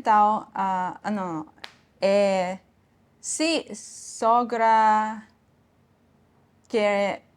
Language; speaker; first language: Portuguese; non-native, learner; Japanese